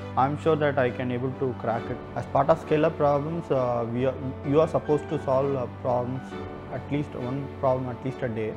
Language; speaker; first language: English; non-native, local second language; Tamil